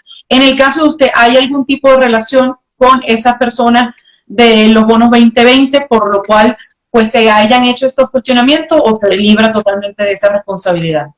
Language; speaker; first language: Spanish; native; Spanish